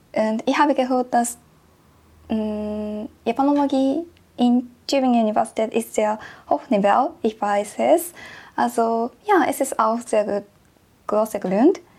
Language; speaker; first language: German; non-native, learner; Japanese